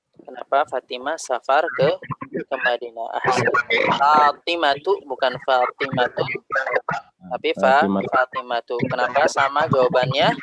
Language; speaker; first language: Indonesian; native; Indonesian